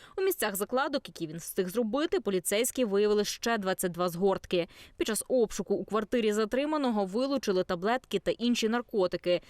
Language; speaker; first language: Ukrainian; native; Ukrainian